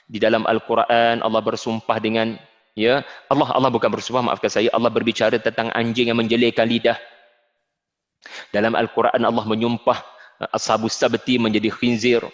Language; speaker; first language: Malay; native; Malay